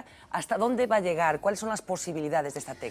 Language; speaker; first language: Spanish; native; Spanish